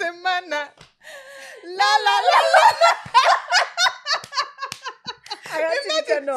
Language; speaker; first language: Spanish; non-native, learner; English